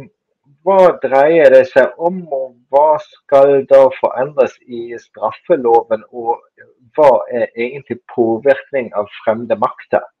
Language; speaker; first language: Norwegian; non-native, fluent; German